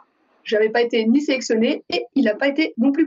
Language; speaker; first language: French; native; French